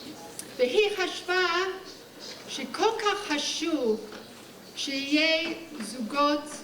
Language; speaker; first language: Hebrew; non-native, fluent; English